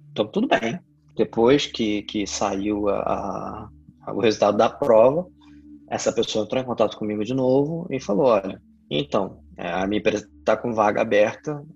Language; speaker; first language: Portuguese; native; Portuguese